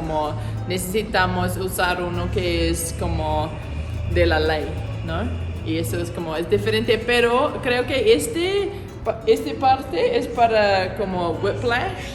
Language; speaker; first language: Spanish; non-native, learner; English